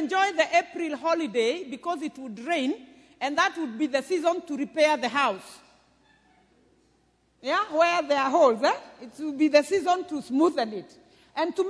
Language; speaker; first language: English; non-native, local second language; Kikuyu